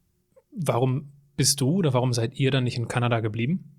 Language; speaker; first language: German; native; German